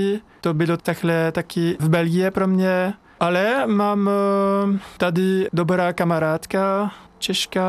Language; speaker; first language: Czech; non-native, learner; French